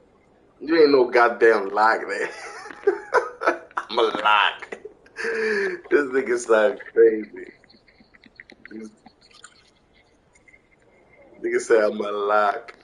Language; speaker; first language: English; native; English